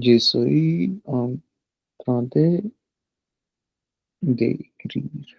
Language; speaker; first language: French; non-native, learner; Punjabi